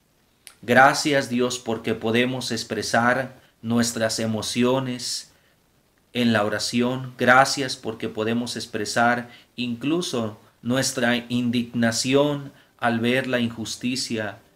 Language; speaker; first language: Spanish; native; Spanish